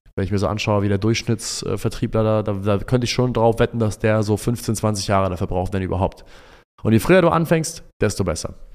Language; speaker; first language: German; early bilingual, other home language; Arabic